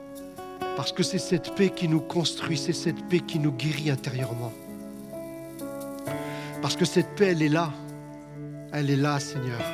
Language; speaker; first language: French; native; French